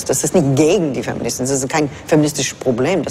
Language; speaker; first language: German; non-native, fluent; English